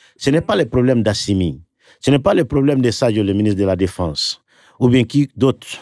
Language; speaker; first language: French; non-native, local second language; Bambara